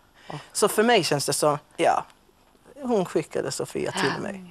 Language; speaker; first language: Swedish; non-native, fluent; Maltese